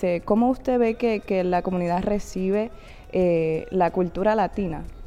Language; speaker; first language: Spanish; native; Spanish